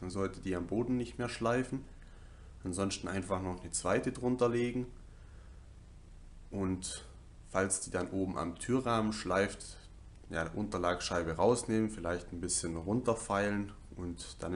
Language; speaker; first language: German; native; German